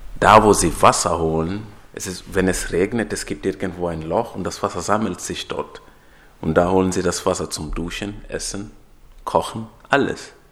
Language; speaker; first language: German; non-native, fluent; Swahili